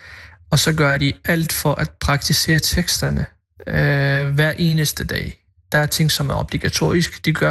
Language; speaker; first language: Danish; early bilingual, other home language; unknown